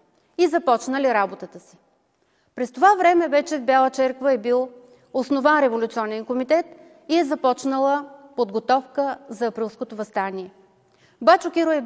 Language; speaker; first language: Bulgarian; native; Bulgarian